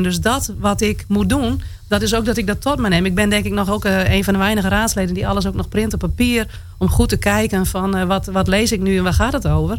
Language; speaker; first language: Dutch; native; Dutch